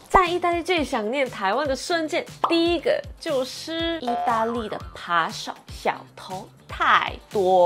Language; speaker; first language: Chinese; non-native, fluent; Korean